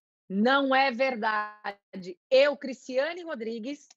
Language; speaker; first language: Spanish; non-native, learner; Portuguese